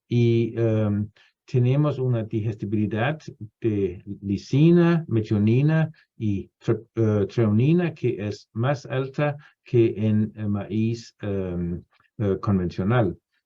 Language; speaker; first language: Spanish; non-native, fluent; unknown